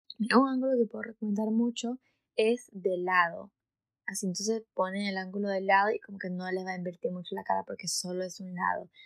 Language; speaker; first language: Spanish; early bilingual, heritage; Spanish